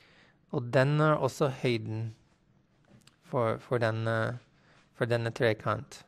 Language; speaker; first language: Norwegian; non-native, fluent; English